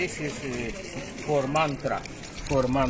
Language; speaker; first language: English; non-native, learner; Hungarian